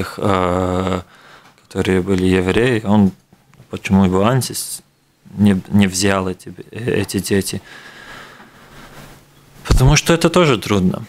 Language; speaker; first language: Russian; non-native, local second language; Latvian